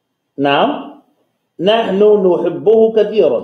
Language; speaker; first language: Arabic; non-native, fluent; English